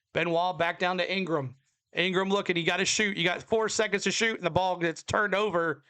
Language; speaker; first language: English; native; English